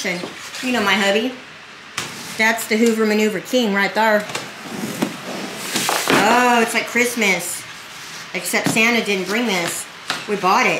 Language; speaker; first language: English; native; English